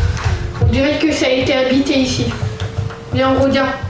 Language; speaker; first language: French; native; French